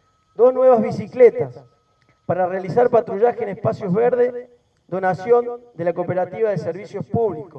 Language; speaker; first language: Spanish; native; Spanish